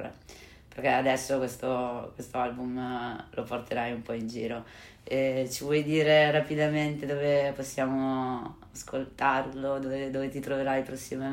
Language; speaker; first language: Italian; native; Italian